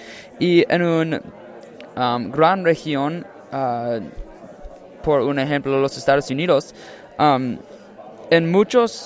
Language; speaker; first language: Spanish; non-native, learner; English